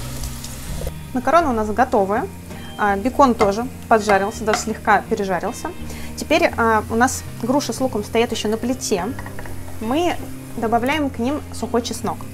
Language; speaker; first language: Russian; native; Russian